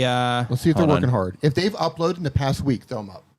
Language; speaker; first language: English; native; English